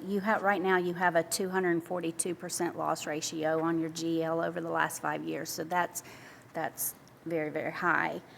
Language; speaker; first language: English; native; English